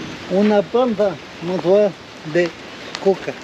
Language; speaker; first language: Spanish; non-native, local second language; Quechua